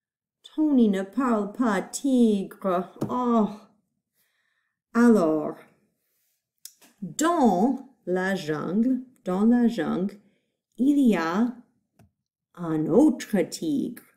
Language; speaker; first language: French; non-native, fluent; English